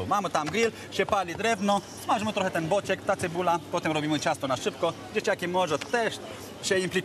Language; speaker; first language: Polish; non-native, fluent; French